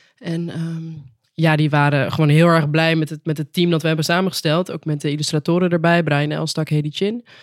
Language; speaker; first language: Dutch; native; Dutch